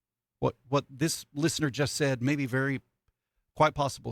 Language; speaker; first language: English; native; English